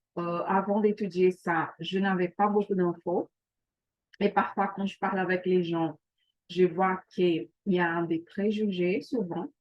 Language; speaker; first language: French; non-native, fluent; Portuguese